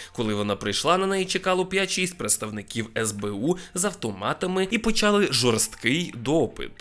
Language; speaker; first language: Ukrainian; native; Ukrainian